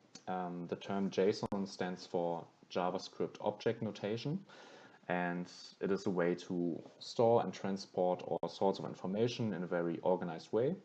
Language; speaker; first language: English; non-native, fluent; German